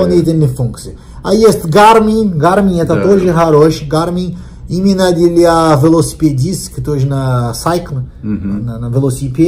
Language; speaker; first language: Russian; non-native, learner; Portuguese